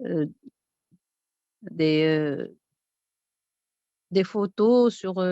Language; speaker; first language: French; non-native, local second language; Arabic